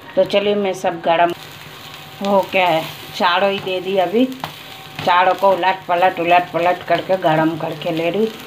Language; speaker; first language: Hindi; non-native, local second language; Bangla